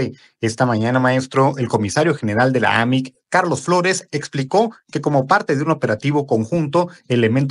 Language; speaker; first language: Spanish; native; Spanish